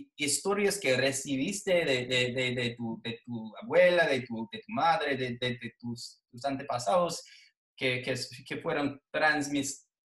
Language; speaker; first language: Spanish; non-native, fluent; English